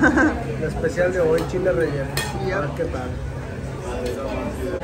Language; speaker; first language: Spanish; native; Spanish